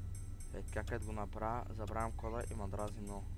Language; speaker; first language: Bulgarian; native; Bulgarian